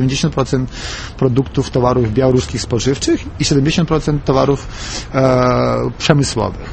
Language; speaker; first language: Polish; non-native, fluent; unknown